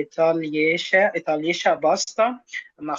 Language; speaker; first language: German; non-native, learner; Arabic